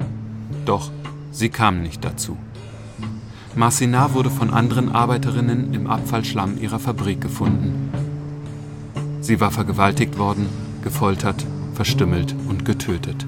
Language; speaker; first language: German; native; German